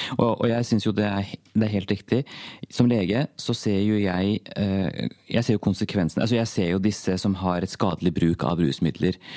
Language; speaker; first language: Norwegian; early bilingual, other home language; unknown